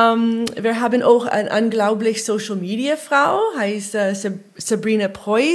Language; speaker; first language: German; non-native, learner; English